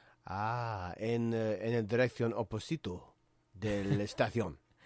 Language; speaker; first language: Spanish; non-native, learner; English